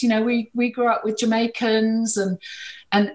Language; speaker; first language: English; native; English